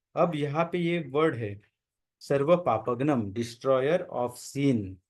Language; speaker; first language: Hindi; non-native, local second language; Marathi